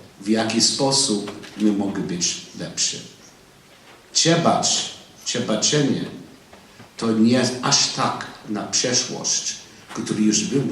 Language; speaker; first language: Polish; non-native, learner; English